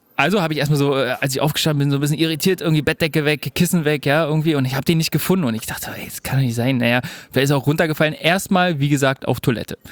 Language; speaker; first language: German; native; German